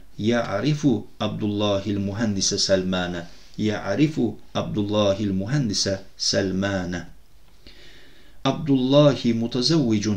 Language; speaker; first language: Arabic; non-native, fluent; Turkish